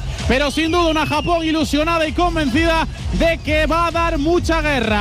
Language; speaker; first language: Spanish; native; Spanish